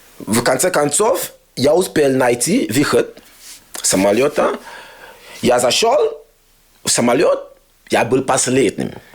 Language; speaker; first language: Russian; non-native, fluent; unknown